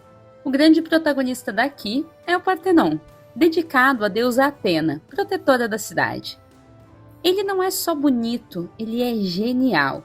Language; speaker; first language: Portuguese; native; Portuguese